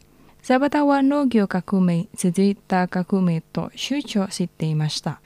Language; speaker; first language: Japanese; non-native, learner; Indonesian